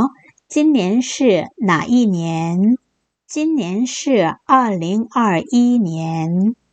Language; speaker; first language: Chinese; non-native, fluent; Korean